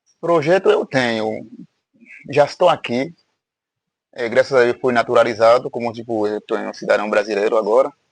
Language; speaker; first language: Portuguese; non-native, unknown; Haitian Creole